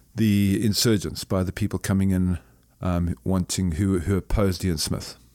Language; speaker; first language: English; native; English